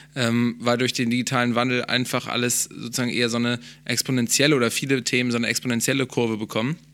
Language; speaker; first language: German; native; German